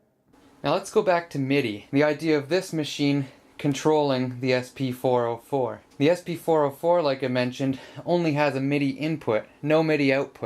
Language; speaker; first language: English; native; English